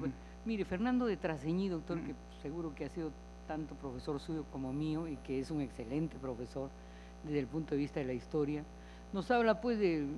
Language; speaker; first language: Spanish; native; Spanish